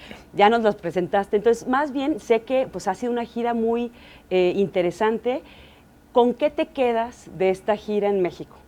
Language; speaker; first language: Spanish; native; Spanish